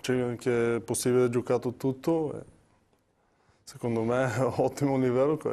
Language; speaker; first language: Italian; non-native, learner; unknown